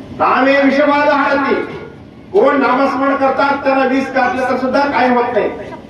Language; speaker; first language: Marathi; non-native, local second language; Kannada